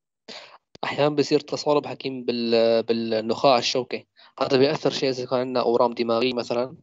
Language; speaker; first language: Arabic; native; Arabic